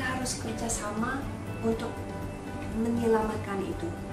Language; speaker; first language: Indonesian; non-native, fluent; English